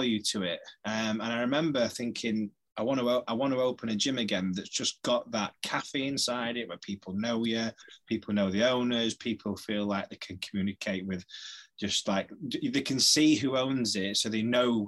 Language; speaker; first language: English; native; English